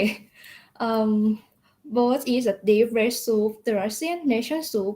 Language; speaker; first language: English; non-native, learner; Thai